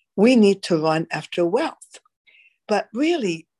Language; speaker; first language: English; non-native, fluent; Arabic